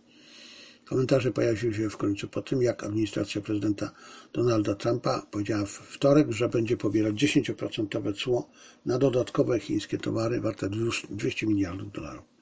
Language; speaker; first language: Polish; native; Polish